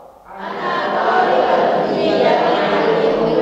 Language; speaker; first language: Arabic; non-native, learner; Indonesian